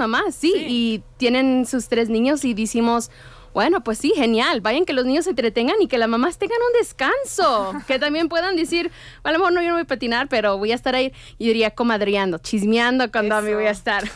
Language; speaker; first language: Spanish; native; Spanish